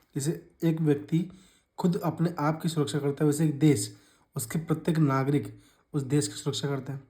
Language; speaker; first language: Hindi; native; Hindi